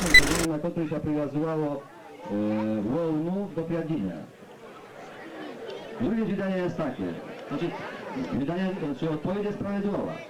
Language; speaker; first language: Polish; non-native, local second language; Rusyn